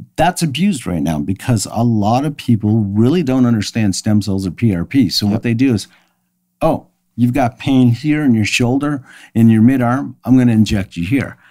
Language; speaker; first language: English; native; English